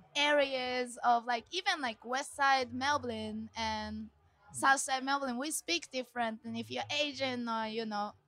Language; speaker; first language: English; non-native, fluent; Japanese